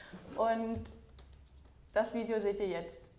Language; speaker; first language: German; native; German